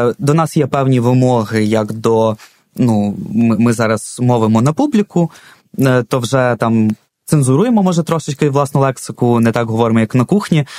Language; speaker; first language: Ukrainian; non-native, local second language; Russian